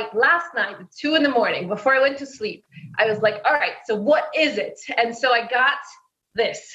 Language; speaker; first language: English; non-native, fluent; Polish